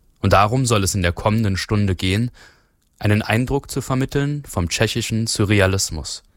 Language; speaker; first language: German; native; German